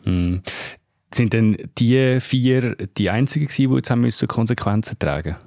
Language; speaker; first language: German; native; German